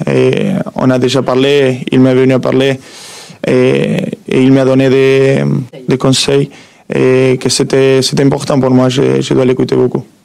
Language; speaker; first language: French; non-native, fluent; Spanish